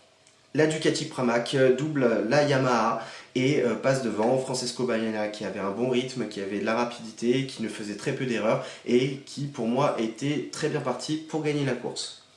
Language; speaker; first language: French; native; French